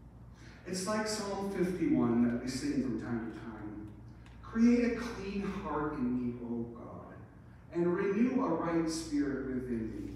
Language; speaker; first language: English; native; English